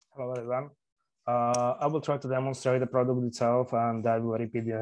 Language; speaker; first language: English; non-native, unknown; Slovak